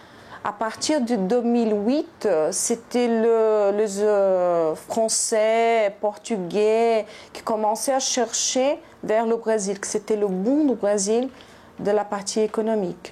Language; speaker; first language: French; non-native, fluent; Portuguese